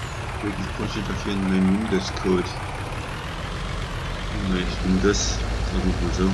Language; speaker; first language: German; native; German